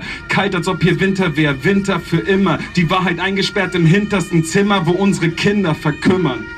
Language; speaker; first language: German; native; German